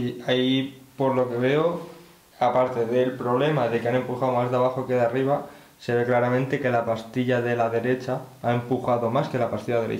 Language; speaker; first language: Spanish; native; Spanish